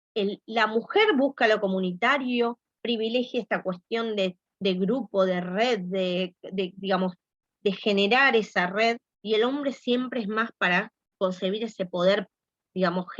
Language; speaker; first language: Spanish; native; Spanish